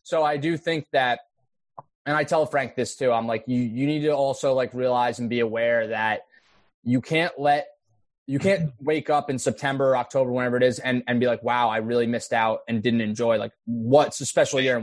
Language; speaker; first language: English; native; English